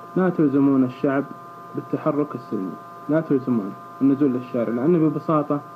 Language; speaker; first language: Arabic; native; Arabic